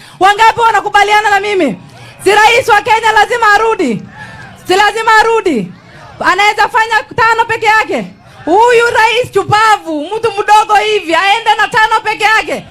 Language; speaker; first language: Swahili; non-native, local second language; Somali